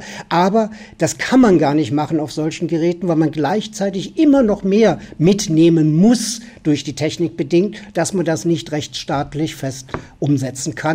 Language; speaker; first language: German; native; German